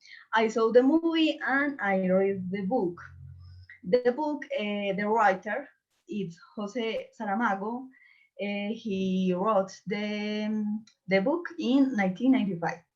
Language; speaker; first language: English; non-native, learner; Spanish